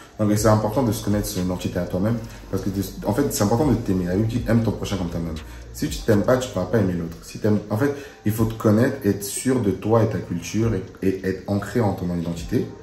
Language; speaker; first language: French; early bilingual, other home language; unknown